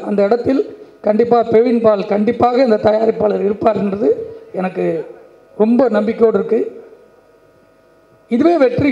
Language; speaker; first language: Tamil; native; Tamil